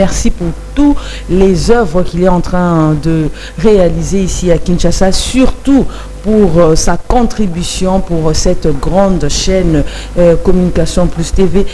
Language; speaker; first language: French; non-native, local second language; Lingala